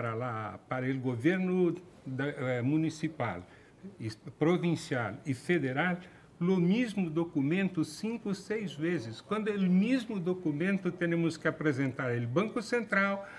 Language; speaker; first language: Spanish; non-native, fluent; Portuguese